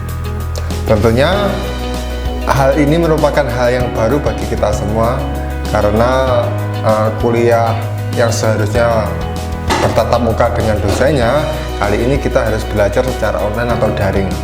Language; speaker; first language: Indonesian; native; Indonesian